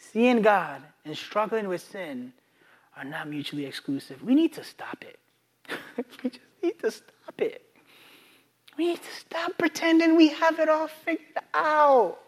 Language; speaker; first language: English; non-native, local second language; Akan